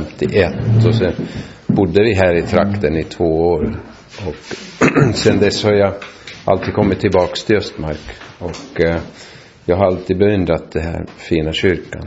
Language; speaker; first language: Swedish; non-native, local second language; Finnish